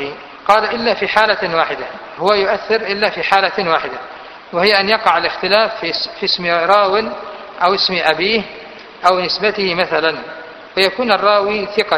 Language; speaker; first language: Arabic; native; Arabic